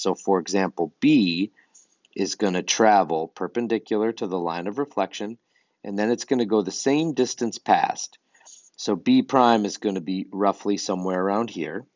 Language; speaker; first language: English; native; English